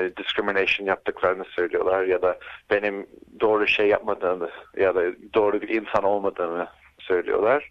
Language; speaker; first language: Turkish; early bilingual, heritage; Turkish